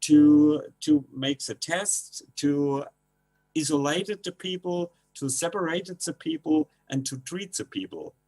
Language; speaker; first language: English; non-native, learner; German